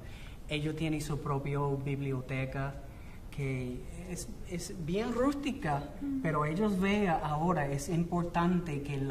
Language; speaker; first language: Spanish; non-native, fluent; English